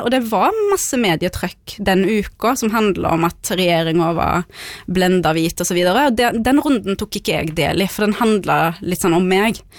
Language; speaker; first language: Norwegian; early bilingual, other home language; Arabic